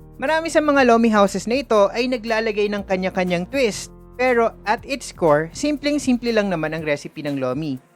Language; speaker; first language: Filipino; native; Filipino